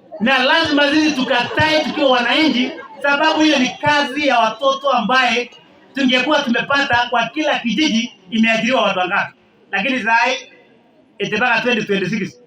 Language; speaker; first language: Swahili; non-native, local second language; Kalenjin